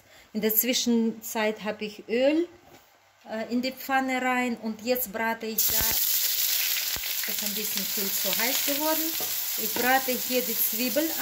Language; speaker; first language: German; non-native, fluent; Russian